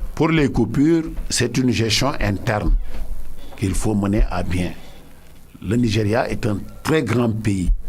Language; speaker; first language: French; non-native, local second language; Wolof